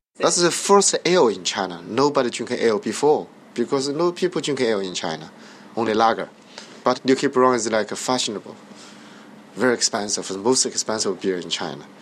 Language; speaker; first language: English; non-native, learner; Chinese